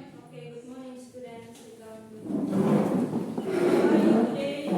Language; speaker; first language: English; non-native, local second language; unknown